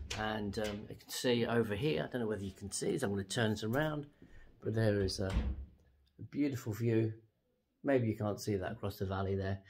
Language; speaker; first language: English; native; English